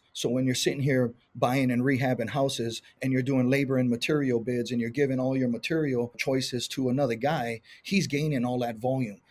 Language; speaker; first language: English; native; English